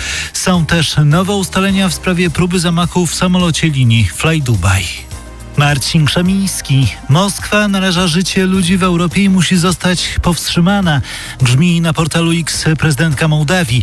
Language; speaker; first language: Polish; native; Polish